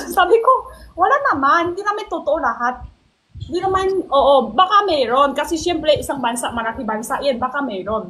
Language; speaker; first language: Filipino; non-native, learner; Chinese